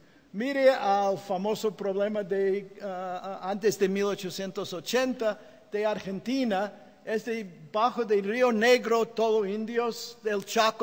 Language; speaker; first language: Spanish; non-native, fluent; English